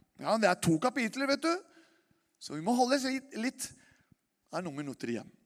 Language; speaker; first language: Norwegian; non-native, fluent; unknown